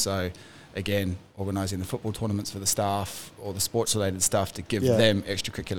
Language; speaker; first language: English; native; English